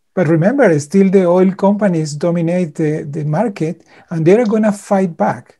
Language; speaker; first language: English; non-native, fluent; Spanish